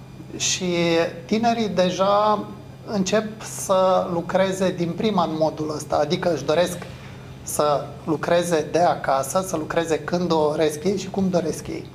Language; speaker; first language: Romanian; native; Romanian